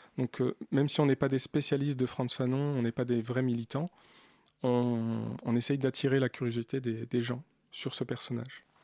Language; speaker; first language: French; early bilingual, other home language; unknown